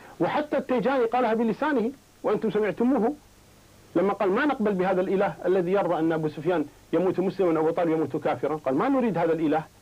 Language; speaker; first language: Arabic; native; Arabic